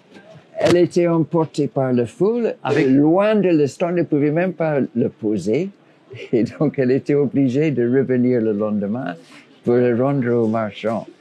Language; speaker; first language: French; non-native, fluent; English